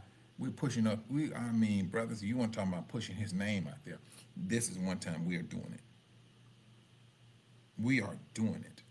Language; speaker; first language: English; native; English